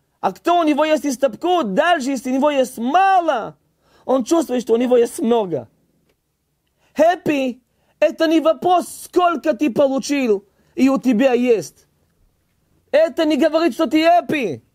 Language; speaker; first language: Russian; early bilingual, heritage; Hebrew